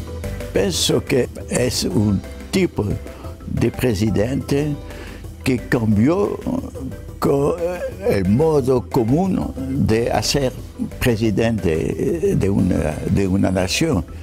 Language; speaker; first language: Spanish; non-native, fluent; French